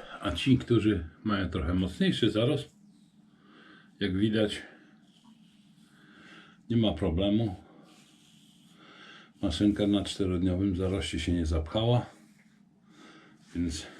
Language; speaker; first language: Polish; native; Polish